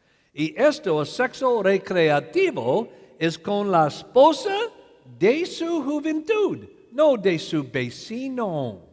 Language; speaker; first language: Spanish; non-native, learner; English